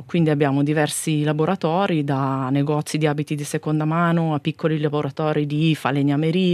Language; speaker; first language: Italian; native; Italian